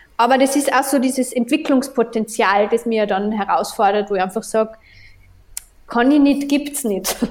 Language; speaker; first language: German; native; German